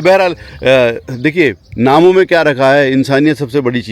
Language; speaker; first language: Hindi; native; Hindi